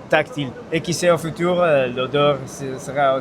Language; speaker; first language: French; non-native, fluent; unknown